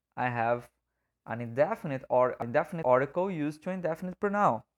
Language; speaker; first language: English; non-native, fluent; Portuguese